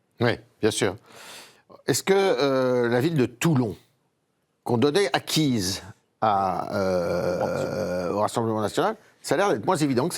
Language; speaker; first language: French; native; French